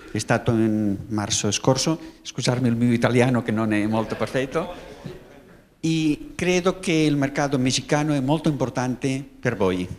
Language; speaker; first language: Italian; non-native, learner; Spanish